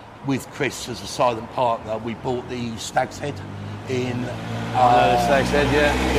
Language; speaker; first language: English; native; English